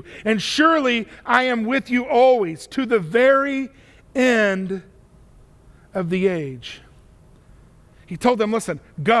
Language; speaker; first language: English; native; English